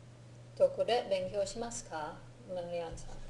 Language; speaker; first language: Japanese; non-native, fluent; English